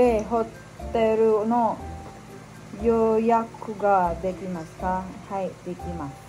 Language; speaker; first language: Japanese; non-native, learner; Filipino